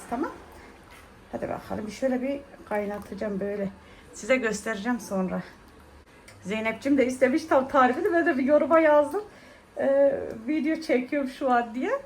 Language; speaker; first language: Turkish; native; Turkish